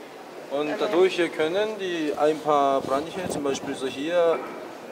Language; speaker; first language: German; non-native, learner; Korean